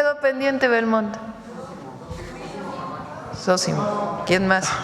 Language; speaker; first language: Spanish; native; Spanish